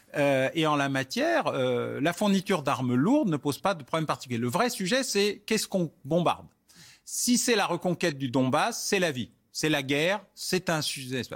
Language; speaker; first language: French; native; French